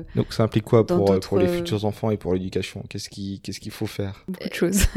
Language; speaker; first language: French; non-native, fluent; Swedish